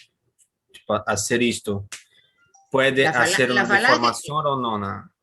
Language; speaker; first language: Spanish; non-native, learner; Portuguese